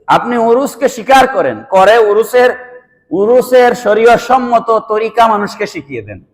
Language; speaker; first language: Bangla; native; Bangla